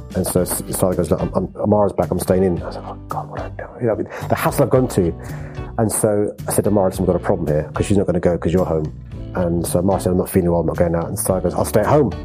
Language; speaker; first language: English; native; English